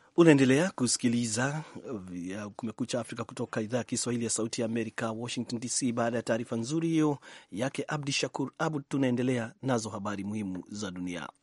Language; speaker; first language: Swahili; non-native, local second language; Kikuyu